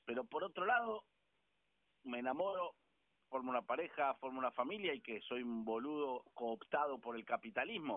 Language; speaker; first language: Spanish; native; Spanish